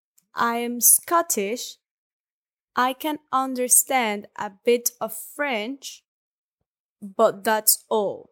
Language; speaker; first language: English; non-native, learner; Spanish